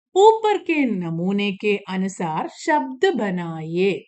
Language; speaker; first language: Hindi; non-native, local second language; Malayalam